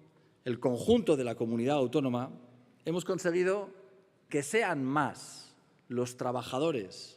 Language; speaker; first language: Spanish; native; Spanish